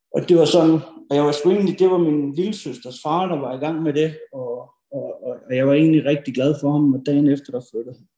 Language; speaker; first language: Danish; early bilingual, other home language; Norwegian